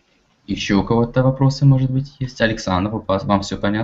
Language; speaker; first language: Russian; native; Russian